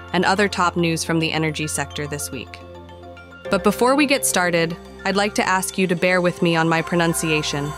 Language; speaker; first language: English; native; English